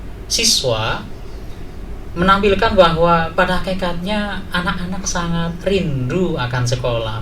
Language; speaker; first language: Indonesian; native; Indonesian